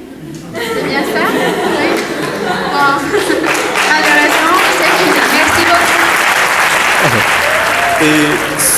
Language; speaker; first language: French; non-native, fluent; Spanish